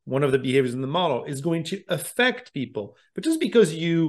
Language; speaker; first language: English; non-native, fluent; French